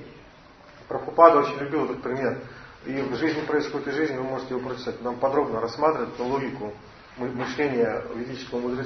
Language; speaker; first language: Russian; native; Russian